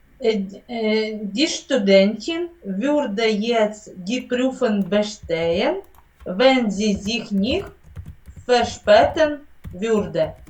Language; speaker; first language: German; non-native, learner; Ukrainian